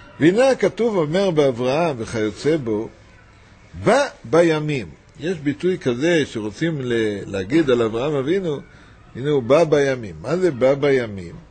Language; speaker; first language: Hebrew; native; Hebrew